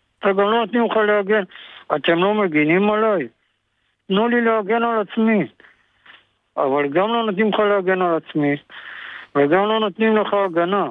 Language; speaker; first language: Hebrew; native; Hebrew